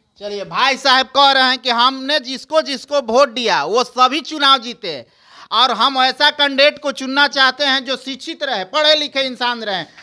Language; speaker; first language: Hindi; native; Hindi